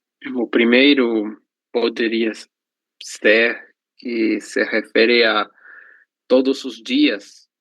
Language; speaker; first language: Portuguese; non-native, learner; Spanish